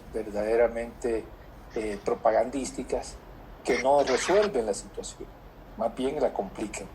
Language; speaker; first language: Spanish; native; Spanish